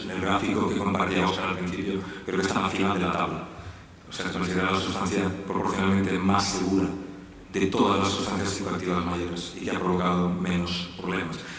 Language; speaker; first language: Spanish; native; Spanish